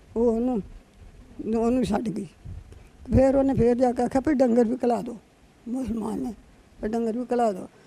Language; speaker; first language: Punjabi; native; Punjabi